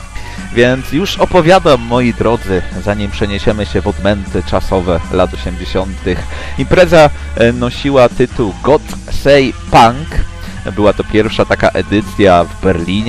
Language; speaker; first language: Polish; native; Polish